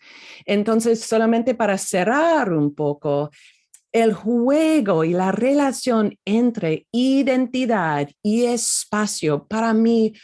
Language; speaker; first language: Spanish; non-native, fluent; English